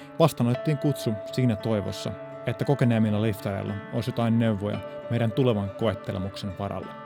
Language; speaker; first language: Finnish; native; Finnish